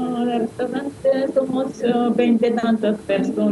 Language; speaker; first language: Spanish; non-native, learner; Japanese